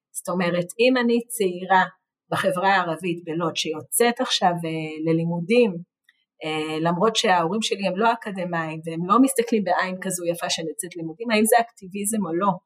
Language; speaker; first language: Hebrew; native; Hebrew